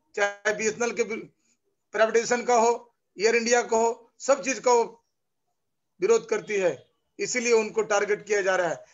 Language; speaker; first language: Hindi; non-native, local second language; Bangla